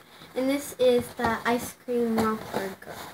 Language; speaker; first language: English; native; English